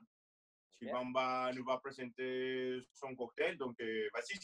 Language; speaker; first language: French; non-native, fluent; Spanish